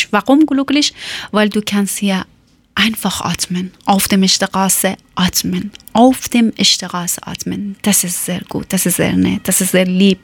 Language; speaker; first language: German; non-native, learner; Persian